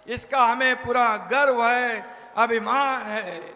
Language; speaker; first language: Hindi; non-native, local second language; Marathi